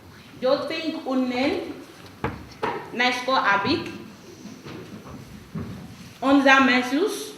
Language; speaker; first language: Catalan; non-native, learner; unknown